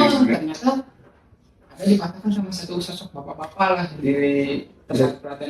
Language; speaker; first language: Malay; non-native, local second language; Sundanese